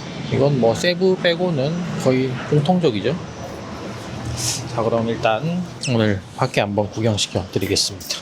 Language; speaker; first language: Korean; native; Korean